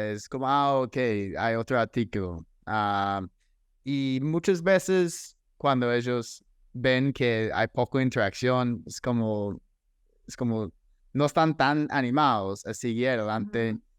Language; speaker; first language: Spanish; non-native, fluent; English